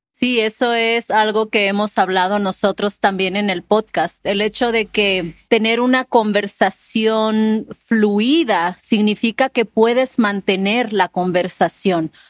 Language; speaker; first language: Spanish; native; Spanish